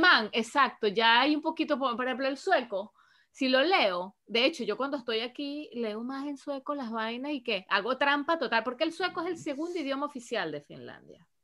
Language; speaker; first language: Spanish; non-native, local second language; Galician